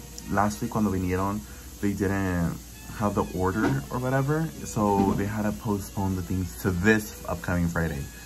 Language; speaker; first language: English; early bilingual, other home language; Spanish